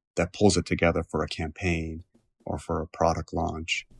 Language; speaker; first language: English; native; English